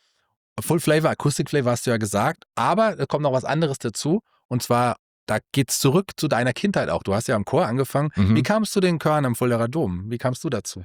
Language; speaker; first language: German; native; German